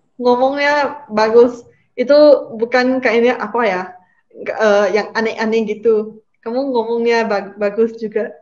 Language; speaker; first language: Indonesian; non-native, fluent; Malay